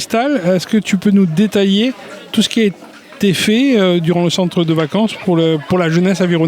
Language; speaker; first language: French; native; French